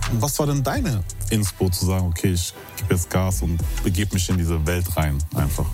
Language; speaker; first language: German; native; German